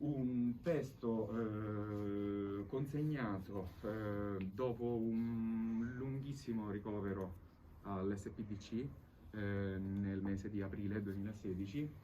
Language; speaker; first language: Italian; native; Italian